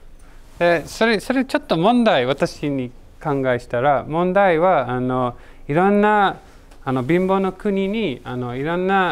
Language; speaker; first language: Japanese; non-native, learner; English